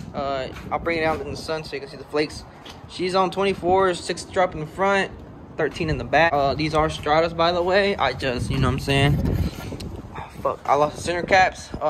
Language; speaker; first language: English; early bilingual, other home language; Spanish